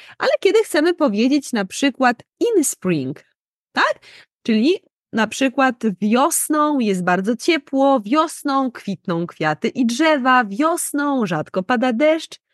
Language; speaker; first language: Polish; native; Polish